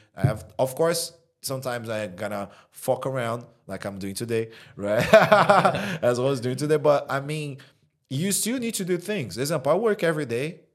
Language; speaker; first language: English; non-native, fluent; Portuguese